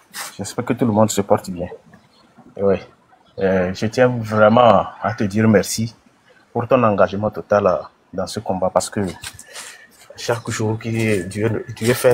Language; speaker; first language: French; non-native, local second language; Ewe